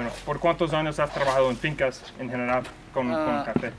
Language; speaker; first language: Spanish; non-native, learner; English